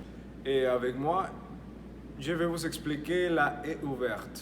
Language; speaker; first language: French; non-native, learner; Spanish